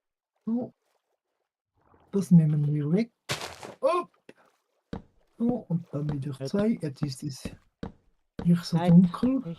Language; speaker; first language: German; non-native, fluent; French